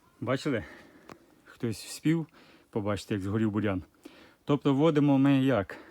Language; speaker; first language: Ukrainian; native; Ukrainian